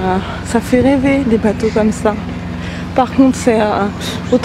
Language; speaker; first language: French; native; French